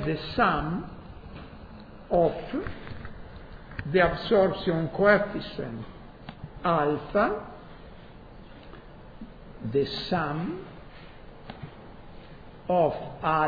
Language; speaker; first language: English; non-native, fluent; Italian